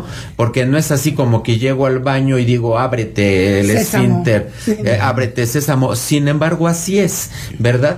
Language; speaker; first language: Spanish; native; Spanish